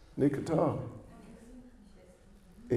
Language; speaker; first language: Russian; non-native, learner; English